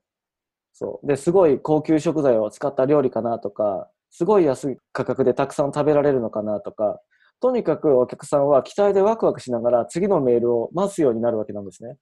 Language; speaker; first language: Japanese; native; Japanese